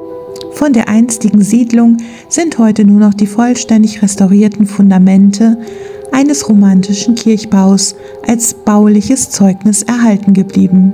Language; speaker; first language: German; native; German